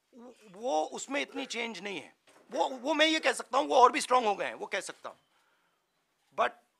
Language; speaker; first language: Hindi; native; Hindi